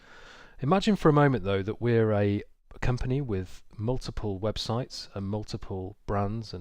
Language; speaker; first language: English; native; English